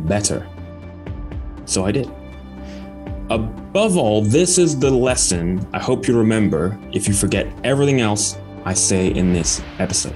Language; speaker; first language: English; native; English